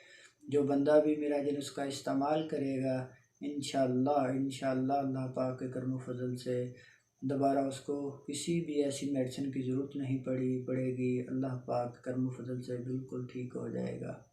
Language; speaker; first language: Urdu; non-native, local second language; Punjabi